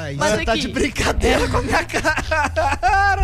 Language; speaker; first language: Portuguese; native; Portuguese